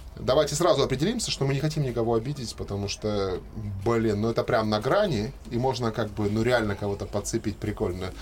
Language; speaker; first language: Russian; native; Russian